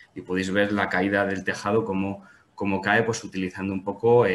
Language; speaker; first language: Spanish; native; Spanish